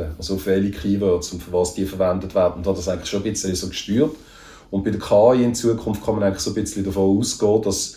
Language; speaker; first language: German; native; German